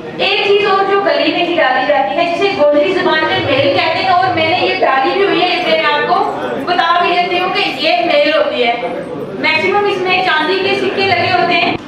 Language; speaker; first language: Urdu; non-native, local second language; Gujari